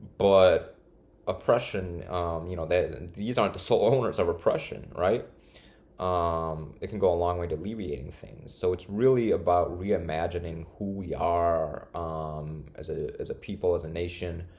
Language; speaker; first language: English; native; English